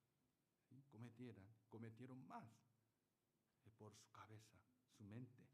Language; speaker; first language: Spanish; non-native, learner; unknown